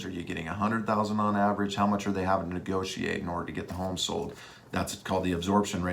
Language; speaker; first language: English; native; English